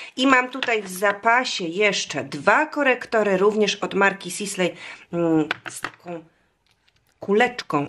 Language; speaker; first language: Polish; native; Polish